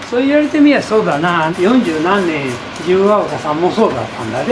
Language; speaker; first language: Japanese; native; Japanese